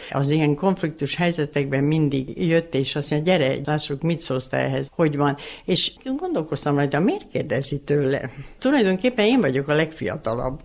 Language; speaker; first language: Hungarian; native; Hungarian